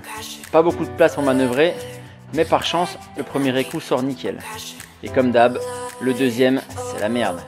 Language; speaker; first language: French; native; French